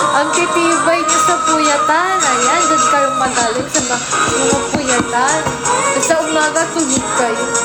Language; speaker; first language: Filipino; native; Filipino